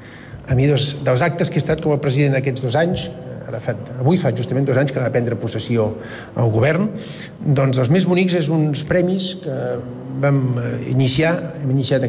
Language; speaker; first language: Catalan; native; Catalan